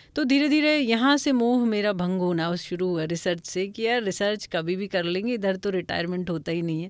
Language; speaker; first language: Hindi; non-native, local second language; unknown